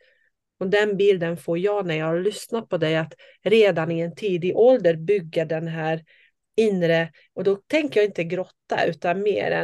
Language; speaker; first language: Swedish; non-native, fluent; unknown